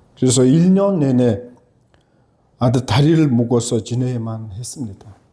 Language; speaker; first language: Korean; non-native, fluent; Mongolian